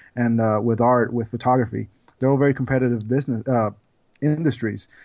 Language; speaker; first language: English; non-native, fluent; Spanish